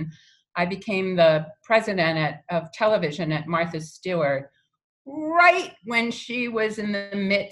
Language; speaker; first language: English; native; English